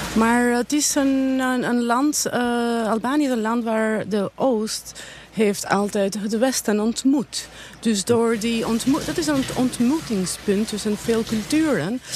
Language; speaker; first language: Dutch; non-native, fluent; Albanian